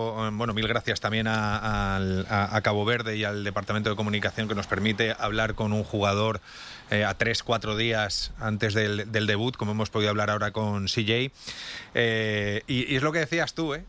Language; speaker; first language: Spanish; native; Spanish